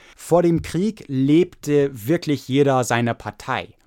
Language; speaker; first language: German; non-native, fluent; English